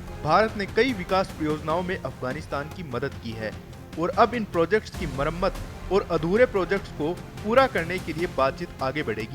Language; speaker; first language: Hindi; native; Hindi